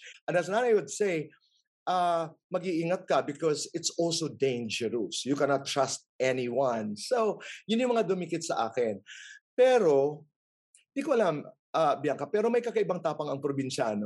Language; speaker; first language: English; non-native, local second language; Waray